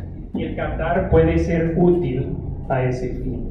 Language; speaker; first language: Spanish; non-native, fluent; English